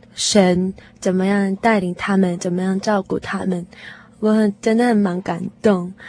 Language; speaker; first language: Chinese; non-native, fluent; Korean